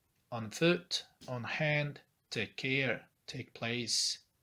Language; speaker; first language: English; non-native, fluent; Azerbaijani